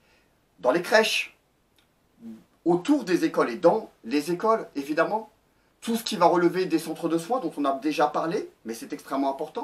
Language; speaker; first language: French; native; French